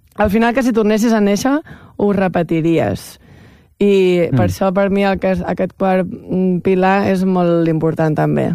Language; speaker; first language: Catalan; native; Catalan